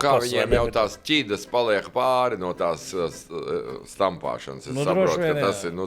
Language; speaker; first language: Latvian; native; Latvian